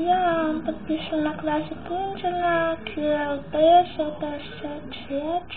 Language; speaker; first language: Russian; early bilingual, heritage; Russian